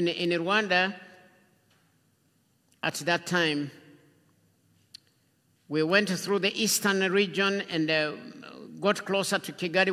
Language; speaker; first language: English; non-native, local second language; Kinyarwanda